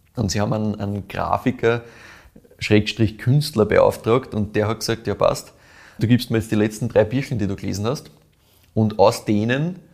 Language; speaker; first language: German; native; German